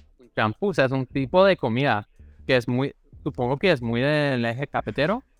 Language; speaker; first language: Spanish; non-native, fluent; English